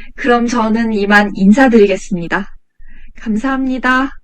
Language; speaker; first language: Korean; non-native, fluent; Chinese